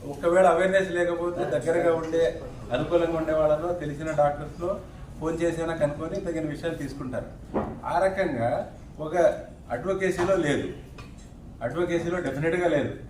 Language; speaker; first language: Telugu; non-native, local second language; Lambadi